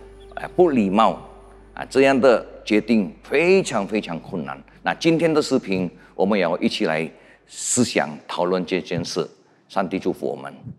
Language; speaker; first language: Chinese; non-native, fluent; Indonesian